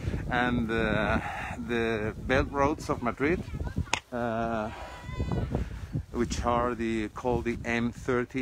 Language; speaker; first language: English; non-native, fluent; Spanish